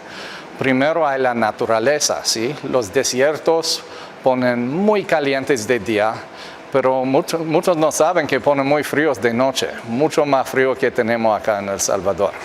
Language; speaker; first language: Spanish; non-native, fluent; English